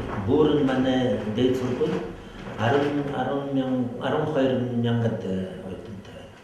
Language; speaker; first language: Mongolian; non-native, fluent; French